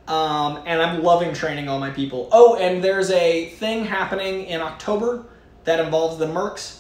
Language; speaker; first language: English; native; English